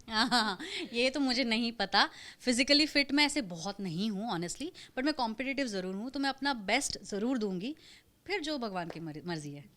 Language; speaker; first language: Hindi; non-native, local second language; Marathi